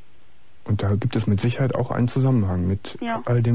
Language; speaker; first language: German; native; German